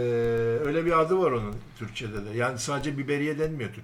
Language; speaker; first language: Turkish; native; Turkish